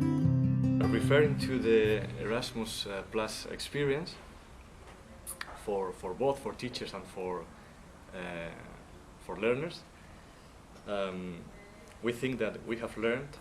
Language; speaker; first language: English; non-native, learner; Spanish